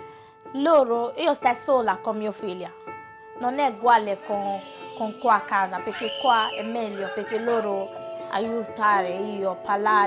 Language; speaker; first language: Italian; non-native, learner; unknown